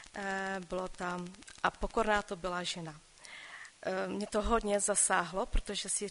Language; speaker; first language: Czech; non-native, local second language; Polish